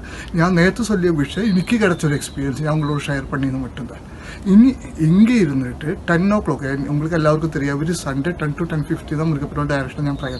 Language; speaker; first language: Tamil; non-native, learner; Malayalam